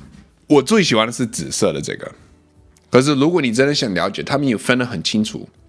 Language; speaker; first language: Chinese; early bilingual, heritage; English